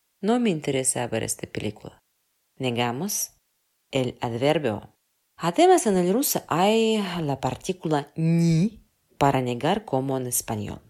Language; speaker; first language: Spanish; non-native, fluent; Russian